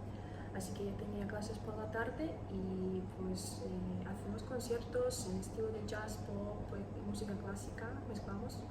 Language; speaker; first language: Spanish; non-native, learner; Ukrainian